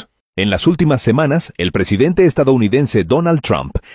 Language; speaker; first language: Spanish; native; Spanish